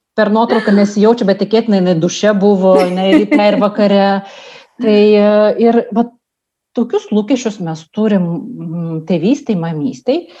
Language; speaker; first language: Lithuanian; non-native, local second language; Russian